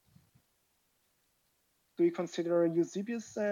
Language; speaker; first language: English; non-native, fluent; German